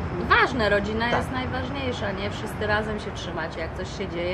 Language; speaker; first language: Polish; native; Polish